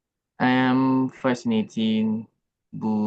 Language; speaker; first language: English; non-native, learner; Spanish